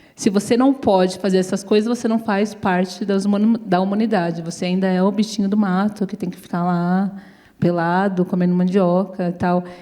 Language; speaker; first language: Portuguese; native; Portuguese